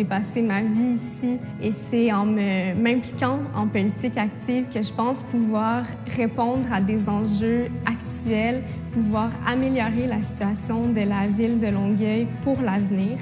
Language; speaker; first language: French; early bilingual, other home language; Kabyle